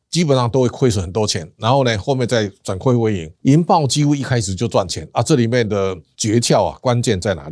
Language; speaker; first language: Chinese; native; Chinese